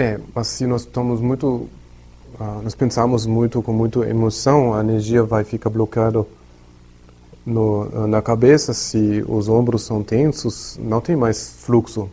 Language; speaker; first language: Portuguese; non-native, learner; German